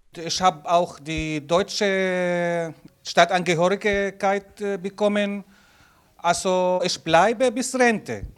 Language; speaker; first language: German; non-native, learner; Arabic